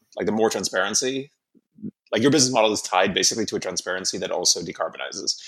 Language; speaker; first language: English; native; English